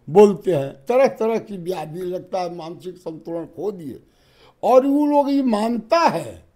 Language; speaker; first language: Hindi; native; Hindi